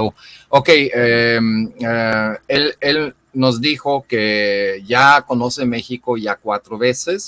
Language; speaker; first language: Spanish; non-native, fluent; German